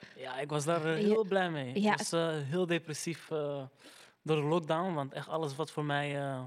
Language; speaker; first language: Dutch; early bilingual, other home language; Arabic